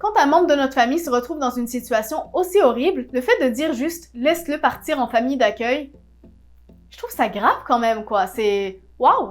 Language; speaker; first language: French; native; French